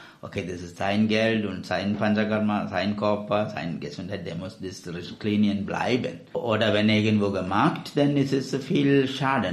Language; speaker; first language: German; non-native, learner; Malayalam